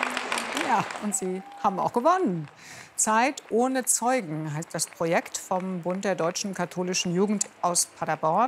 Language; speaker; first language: German; native; German